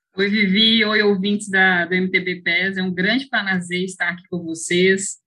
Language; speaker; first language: Portuguese; native; Portuguese